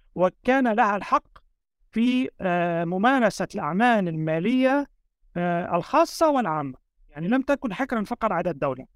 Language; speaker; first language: Arabic; native; Arabic